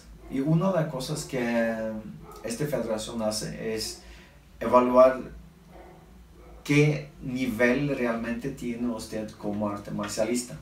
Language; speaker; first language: Spanish; non-native, learner; Norwegian